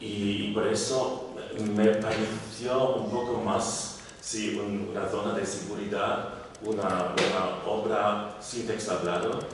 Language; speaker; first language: Spanish; non-native, learner; German